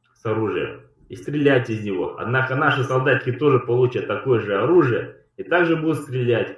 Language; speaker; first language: Russian; native; Russian